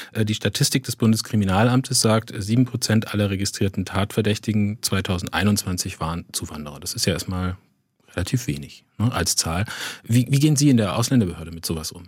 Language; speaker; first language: German; native; German